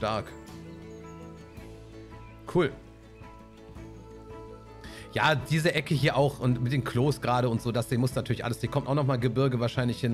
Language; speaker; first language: German; native; German